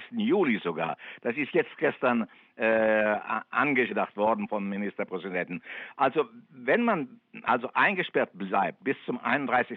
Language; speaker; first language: German; non-native, fluent; Italian